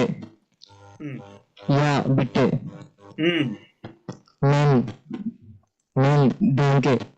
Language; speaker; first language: German; non-native, learner; Telugu